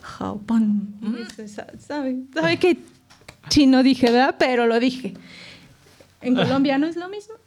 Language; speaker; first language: Spanish; native; Spanish